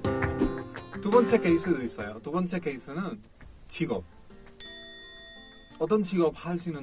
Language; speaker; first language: Korean; non-native, fluent; Spanish